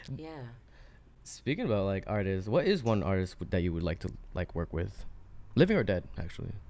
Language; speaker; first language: English; native; English